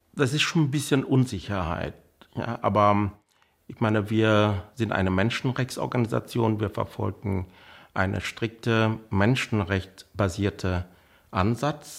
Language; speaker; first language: German; non-native, fluent; Vietnamese